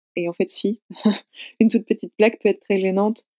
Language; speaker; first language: French; native; French